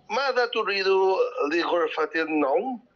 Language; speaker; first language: Arabic; non-native, learner; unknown